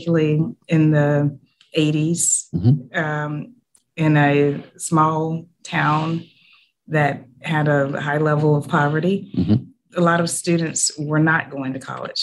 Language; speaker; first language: English; native; English